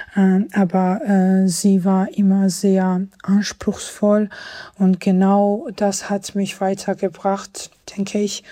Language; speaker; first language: German; non-native, fluent; Georgian